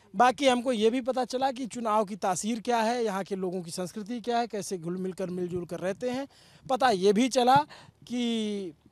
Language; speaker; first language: Hindi; native; Hindi